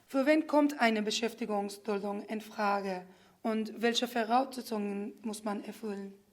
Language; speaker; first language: German; non-native, fluent; Pashto